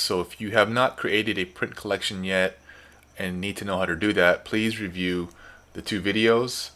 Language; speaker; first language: English; native; English